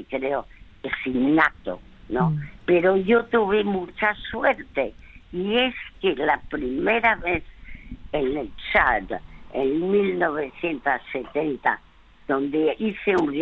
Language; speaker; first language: Spanish; early bilingual, other home language; French